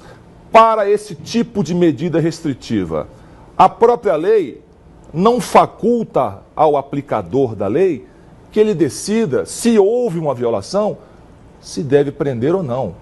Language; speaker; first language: Portuguese; native; Portuguese